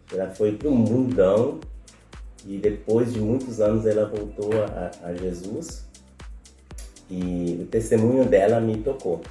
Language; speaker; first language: Portuguese; non-native, fluent; Spanish